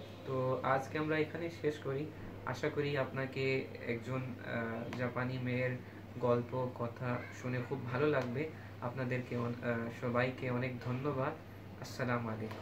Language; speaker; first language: Bangla; non-native, fluent; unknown